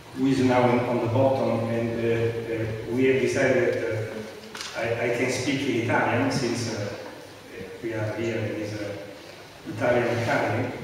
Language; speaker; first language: English; non-native, fluent; Italian